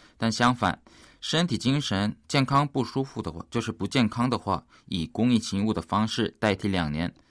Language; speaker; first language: Chinese; early bilingual, other home language; Korean